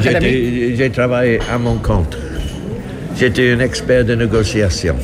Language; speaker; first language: French; non-native, fluent; English